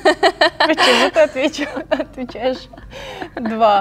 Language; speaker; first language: Russian; native; Russian